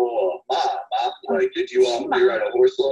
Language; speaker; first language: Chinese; non-native, learner; English